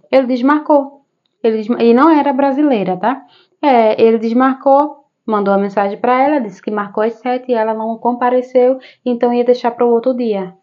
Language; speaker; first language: Portuguese; native; Portuguese